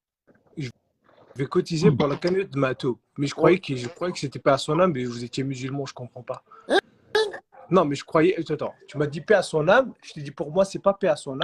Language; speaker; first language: French; native; French